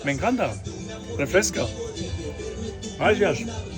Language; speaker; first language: Spanish; non-native, learner; Albanian